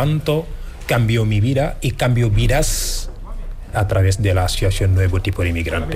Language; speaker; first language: Spanish; non-native, fluent; Wolof